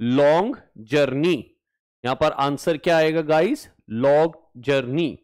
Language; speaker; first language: Hindi; native; Hindi